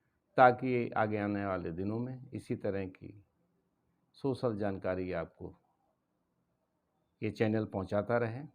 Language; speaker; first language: Hindi; native; Hindi